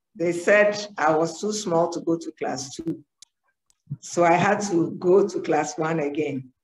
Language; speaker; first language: English; non-native, local second language; Ewe